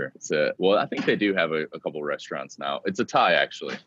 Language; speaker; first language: English; native; English